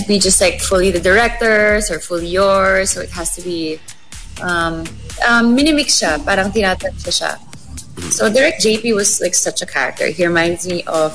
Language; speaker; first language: English; non-native, local second language; Filipino